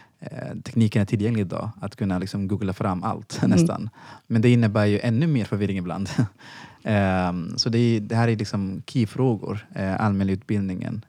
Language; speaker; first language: Swedish; non-native, fluent; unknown